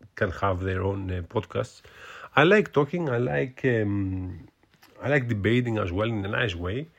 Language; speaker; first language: English; non-native, fluent; Greek